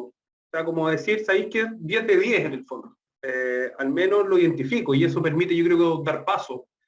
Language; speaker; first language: Spanish; native; Spanish